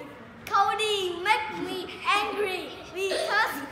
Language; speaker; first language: English; non-native, learner; Vietnamese